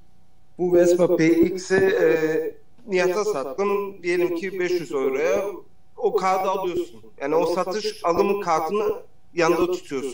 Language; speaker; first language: Turkish; early bilingual, heritage; Turkish